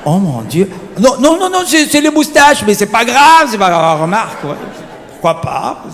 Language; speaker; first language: French; non-native, local second language; Arabic